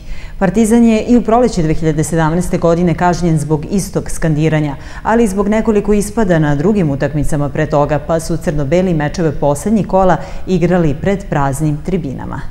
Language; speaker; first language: Serbian; native; Serbian